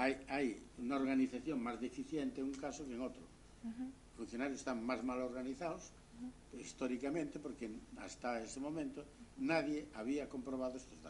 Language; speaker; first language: Spanish; native; Spanish